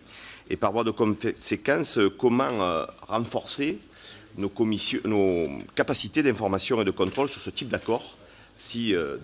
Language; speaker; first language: French; native; French